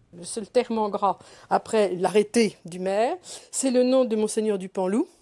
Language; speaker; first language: French; native; French